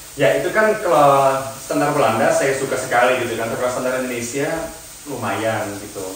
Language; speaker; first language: Indonesian; non-native, fluent; Dutch